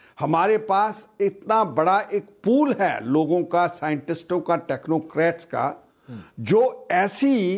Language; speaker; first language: Hindi; non-native, local second language; Punjabi